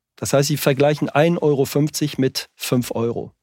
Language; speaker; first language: German; non-native, fluent; French